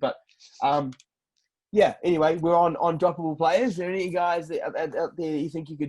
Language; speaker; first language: English; native; English